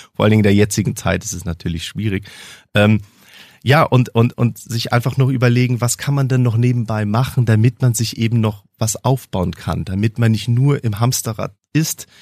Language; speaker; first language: German; early bilingual, heritage; German